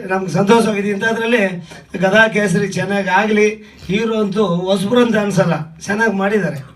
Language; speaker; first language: Kannada; native; Kannada